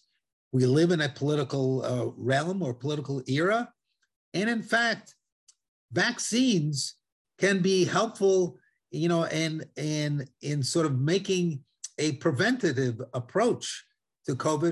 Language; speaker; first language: English; non-native, fluent; Italian